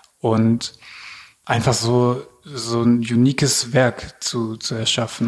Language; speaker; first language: German; native; German